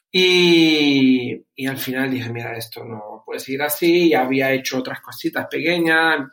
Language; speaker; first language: Spanish; early bilingual, other home language; German